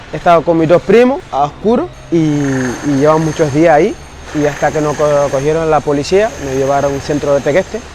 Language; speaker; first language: Spanish; non-native, fluent; Wolof